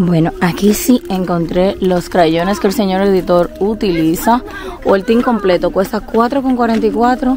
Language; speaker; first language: Spanish; native; Spanish